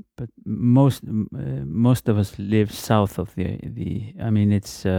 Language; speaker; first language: English; non-native, fluent; Icelandic